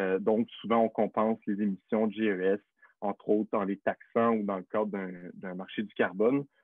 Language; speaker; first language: French; native; French